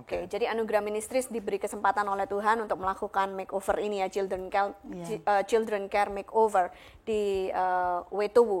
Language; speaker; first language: Indonesian; native; Indonesian